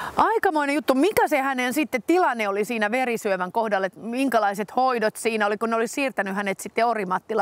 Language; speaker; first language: Finnish; native; Finnish